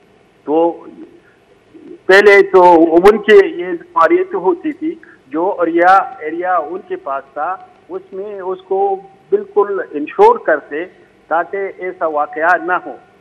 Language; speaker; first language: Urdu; non-native, fluent; Pashto